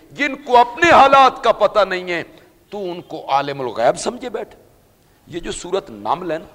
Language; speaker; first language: Urdu; non-native, local second language; Punjabi